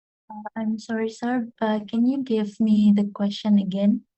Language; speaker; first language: English; non-native, fluent; Indonesian